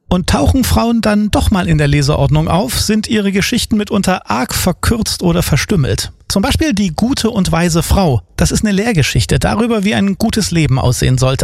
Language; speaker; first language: German; native; German